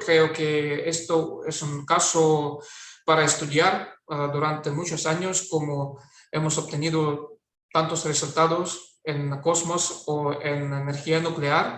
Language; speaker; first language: Spanish; non-native, fluent; Russian